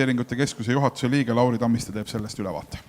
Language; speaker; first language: Estonian; native; Estonian